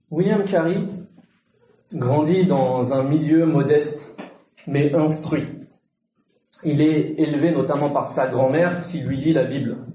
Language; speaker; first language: French; native; French